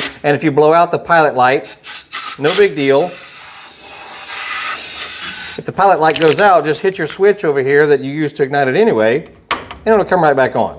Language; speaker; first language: English; native; English